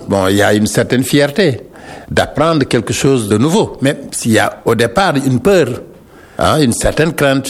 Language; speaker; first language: French; non-native, local second language; Wolof